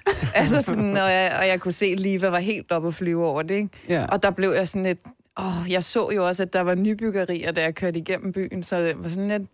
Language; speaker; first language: Danish; native; Danish